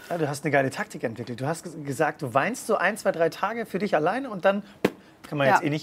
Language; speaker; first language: German; native; German